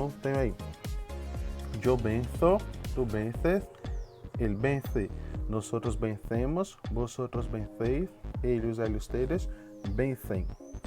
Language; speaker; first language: Spanish; non-native, fluent; Portuguese